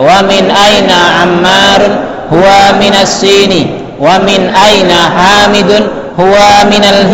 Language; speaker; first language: Arabic; non-native, fluent; Indonesian